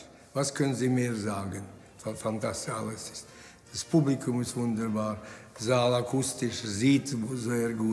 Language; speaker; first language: German; non-native, fluent; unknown